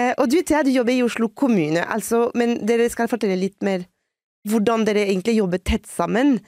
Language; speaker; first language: Norwegian; non-native, fluent; French